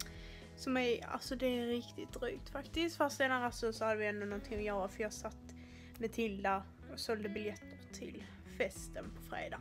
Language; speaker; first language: Swedish; native; Swedish